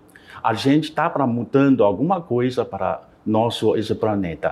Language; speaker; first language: Portuguese; non-native, learner; Chinese